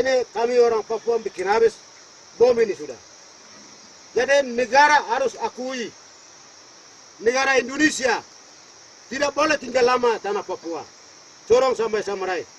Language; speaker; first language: Indonesian; non-native, local second language; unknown